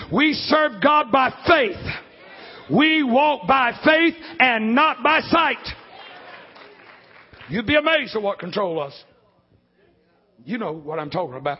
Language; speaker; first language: English; native; English